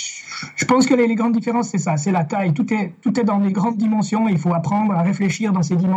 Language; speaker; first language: French; native; French